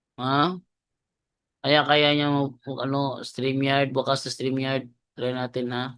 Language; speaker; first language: Filipino; non-native, local second language; Cebuano